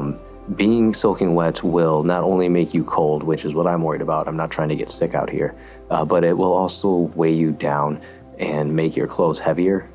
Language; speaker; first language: English; native; English